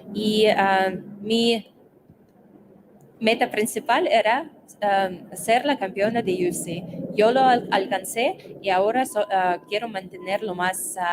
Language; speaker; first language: Spanish; non-native, fluent; Russian